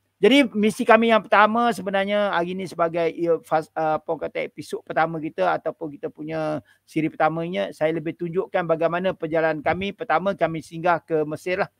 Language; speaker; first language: Malay; native; Malay